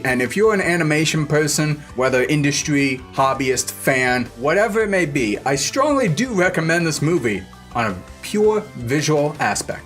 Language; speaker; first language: English; native; English